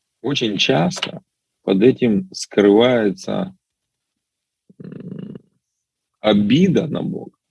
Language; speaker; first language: Russian; native; Russian